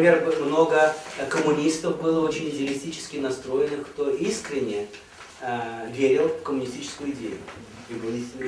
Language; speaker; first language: Russian; native; Russian